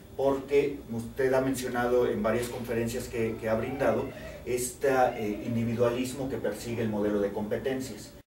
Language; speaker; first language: Spanish; native; Spanish